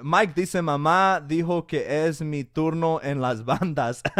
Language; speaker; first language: Spanish; early bilingual, heritage; Spanish